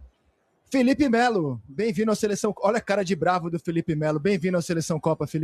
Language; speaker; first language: Portuguese; native; Portuguese